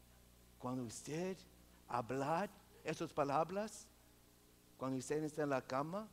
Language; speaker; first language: Spanish; non-native, local second language; English